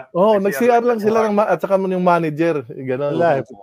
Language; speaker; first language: Filipino; non-native, local second language; Waray